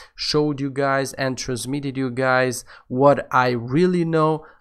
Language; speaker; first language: English; non-native, fluent; Albanian